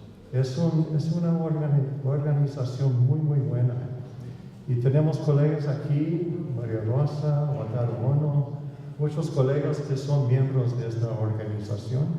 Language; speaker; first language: Spanish; non-native, fluent; English